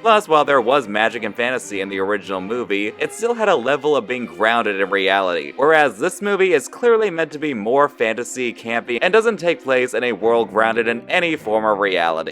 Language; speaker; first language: English; native; English